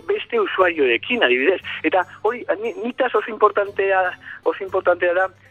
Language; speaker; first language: Basque; non-native, learner; Spanish